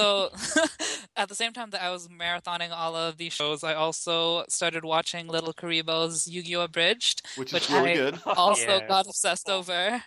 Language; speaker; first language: English; native; English